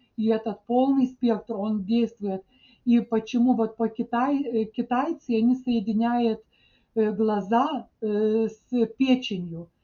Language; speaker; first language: Russian; non-native, fluent; Lithuanian